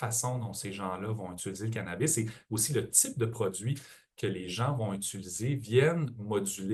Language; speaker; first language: French; native; French